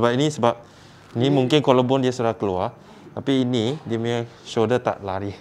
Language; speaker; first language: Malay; non-native, local second language; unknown